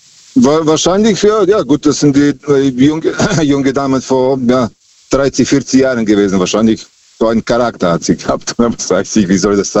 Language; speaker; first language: German; native; German